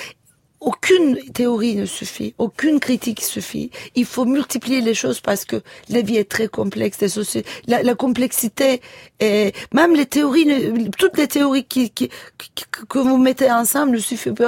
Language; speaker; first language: French; non-native, fluent; Turkish